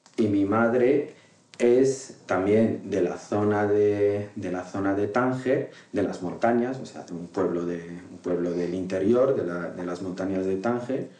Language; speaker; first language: Spanish; non-native, local second language; Arabic